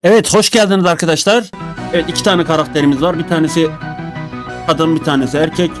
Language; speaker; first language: Turkish; native; Turkish